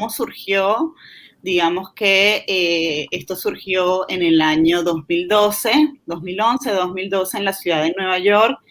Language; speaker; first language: Spanish; native; Spanish